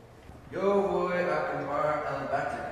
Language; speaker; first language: Spanish; non-native, learner; English